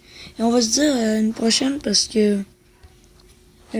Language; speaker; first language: French; native; French